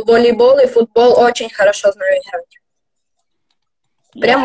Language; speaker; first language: Russian; non-native, local second language; Ukrainian